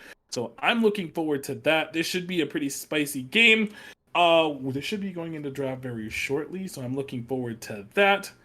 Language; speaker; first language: English; native; English